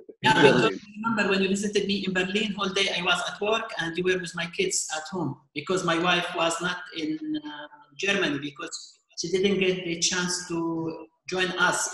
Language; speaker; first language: English; non-native, fluent; Arabic